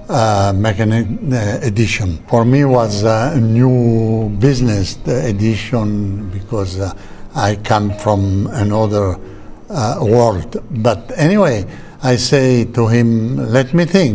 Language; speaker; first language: English; non-native, learner; Italian